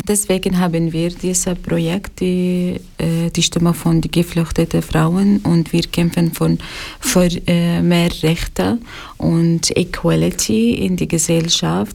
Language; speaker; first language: German; non-native, learner; Arabic